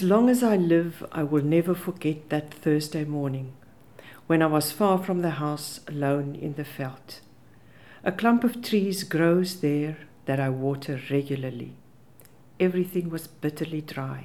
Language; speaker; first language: English; non-native, local second language; Afrikaans